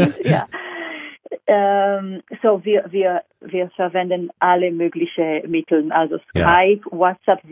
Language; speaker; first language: German; non-native, fluent; Hebrew